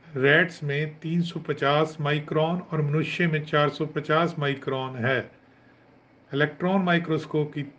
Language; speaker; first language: Hindi; non-native, local second language; Punjabi